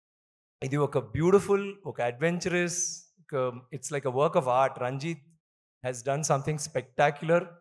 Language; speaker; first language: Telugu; non-native, learner; Tamil